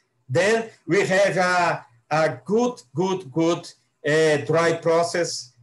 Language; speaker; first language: English; non-native, learner; Portuguese